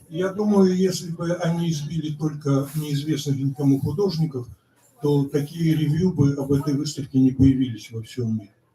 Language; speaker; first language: Russian; native; Russian